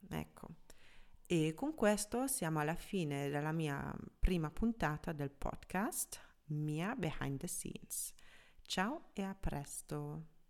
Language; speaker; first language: Italian; non-native, fluent; German